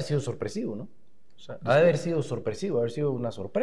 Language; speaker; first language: Spanish; native; Spanish